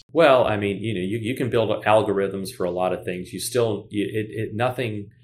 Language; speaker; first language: English; native; English